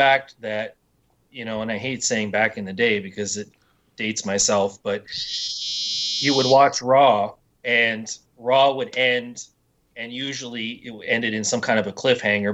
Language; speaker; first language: English; native; English